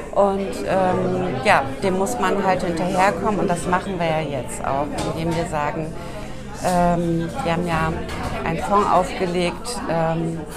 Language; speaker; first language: German; native; German